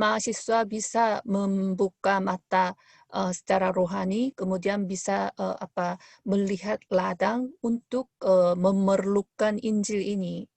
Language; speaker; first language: Indonesian; non-native, fluent; Korean